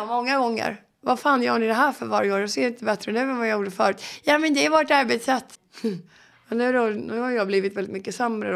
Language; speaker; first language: Swedish; native; Swedish